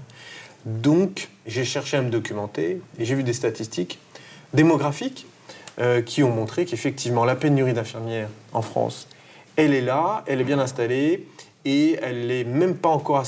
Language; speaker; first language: French; native; French